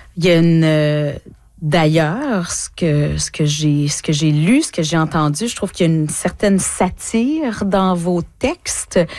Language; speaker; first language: French; native; French